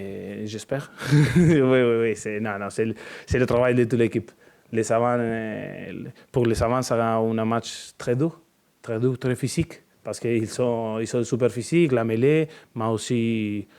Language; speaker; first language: French; non-native, learner; Spanish